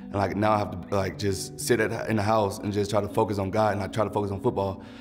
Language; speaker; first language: English; native; English